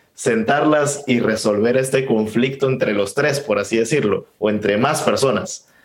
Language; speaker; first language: Spanish; native; Spanish